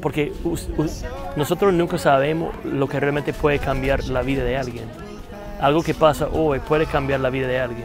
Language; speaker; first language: Spanish; non-native, fluent; English